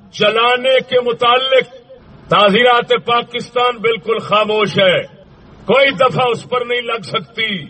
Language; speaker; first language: Urdu; non-native, local second language; Punjabi